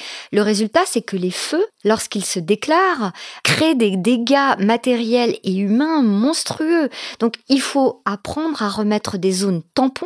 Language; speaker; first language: French; native; French